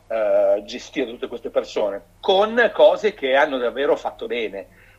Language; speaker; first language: Italian; native; Italian